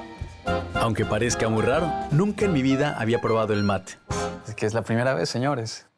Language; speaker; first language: Spanish; native; Spanish